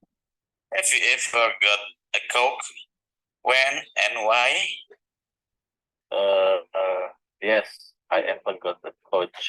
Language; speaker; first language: English; non-native, learner; Indonesian